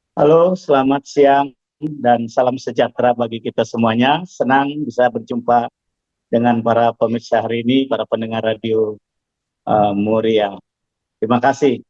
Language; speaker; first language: Indonesian; non-native, local second language; Javanese